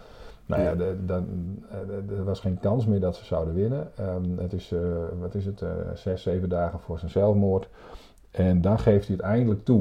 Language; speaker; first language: Dutch; native; Dutch